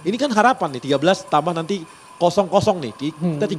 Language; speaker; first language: Indonesian; native; Indonesian